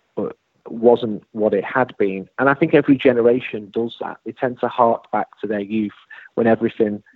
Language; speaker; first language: English; native; English